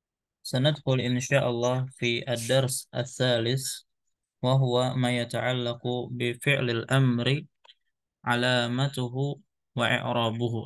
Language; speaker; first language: Arabic; non-native, fluent; Indonesian